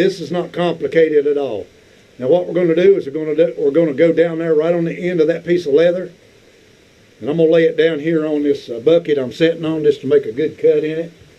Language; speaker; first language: English; native; English